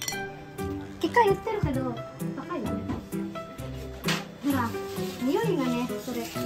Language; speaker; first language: Japanese; non-native, fluent; Filipino